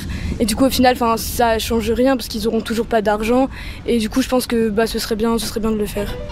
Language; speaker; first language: French; native; French